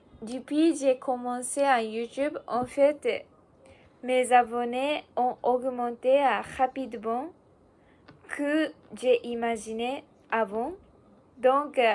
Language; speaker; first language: French; non-native, learner; Japanese